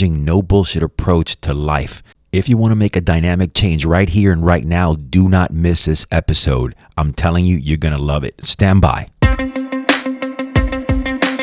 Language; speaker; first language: English; native; English